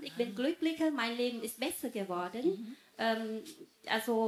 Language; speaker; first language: German; non-native, fluent; Vietnamese